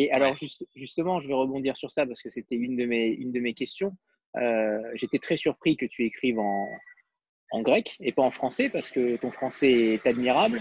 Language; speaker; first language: French; native; French